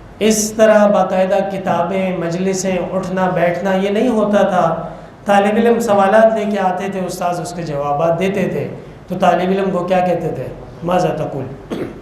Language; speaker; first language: Urdu; non-native, local second language; Pashto